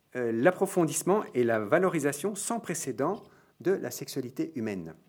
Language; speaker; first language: French; native; French